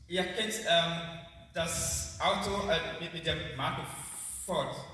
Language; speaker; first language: German; non-native, learner; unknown